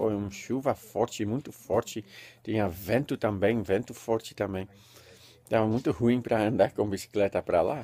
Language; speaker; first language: Portuguese; non-native, learner; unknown